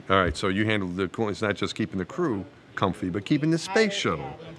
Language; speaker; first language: English; native; English